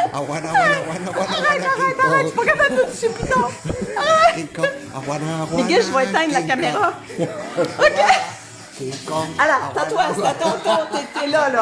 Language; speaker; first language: French; native; French